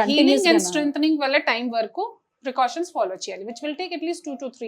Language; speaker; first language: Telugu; non-native, fluent; Hindi